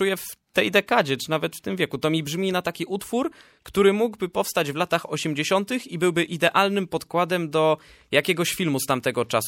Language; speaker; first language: Polish; native; Polish